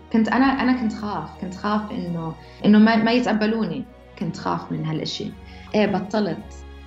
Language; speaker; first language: Arabic; early bilingual, heritage; Arabic